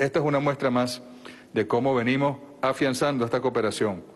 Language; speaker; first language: Spanish; native; Spanish